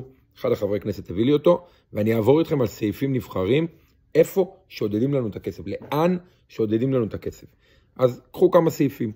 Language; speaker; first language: Hebrew; native; Hebrew